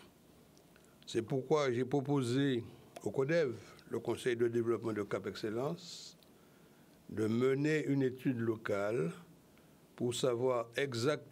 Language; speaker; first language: French; native; French